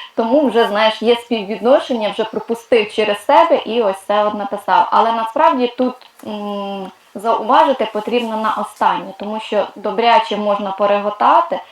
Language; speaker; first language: Ukrainian; non-native, local second language; Russian